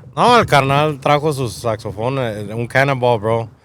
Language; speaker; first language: Spanish; early bilingual, heritage; Spanish